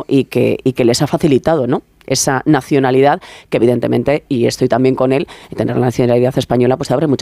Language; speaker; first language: Spanish; native; Spanish